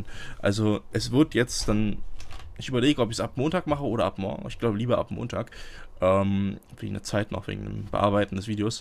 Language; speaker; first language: German; native; German